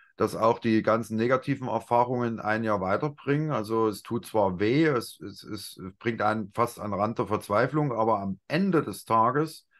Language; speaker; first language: German; native; German